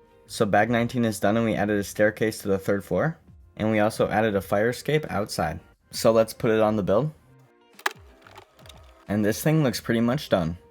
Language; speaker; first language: English; native; English